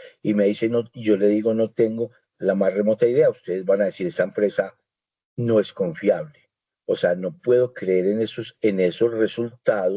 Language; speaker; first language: Spanish; native; Spanish